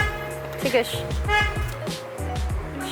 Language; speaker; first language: Chinese; non-native, learner; Indonesian